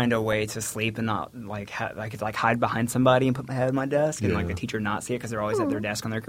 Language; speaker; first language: English; native; English